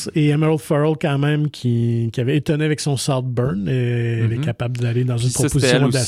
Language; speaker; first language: French; native; French